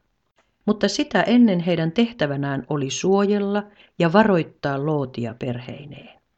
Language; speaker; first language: Finnish; native; Finnish